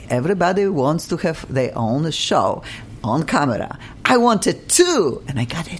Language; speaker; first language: English; non-native, fluent; Polish